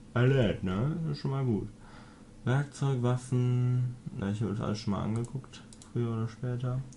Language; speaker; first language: German; native; German